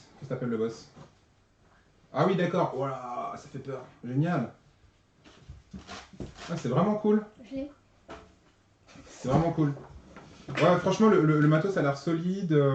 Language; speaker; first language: French; native; French